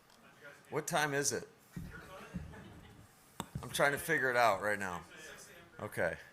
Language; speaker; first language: English; native; English